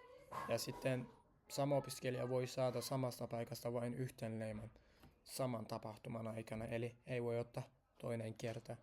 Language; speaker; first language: Finnish; non-native, learner; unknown